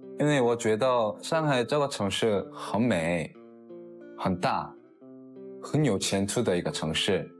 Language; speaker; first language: Chinese; non-native, fluent; Korean